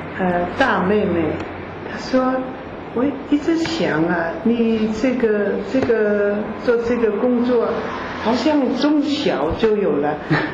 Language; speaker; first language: Chinese; non-native, fluent; German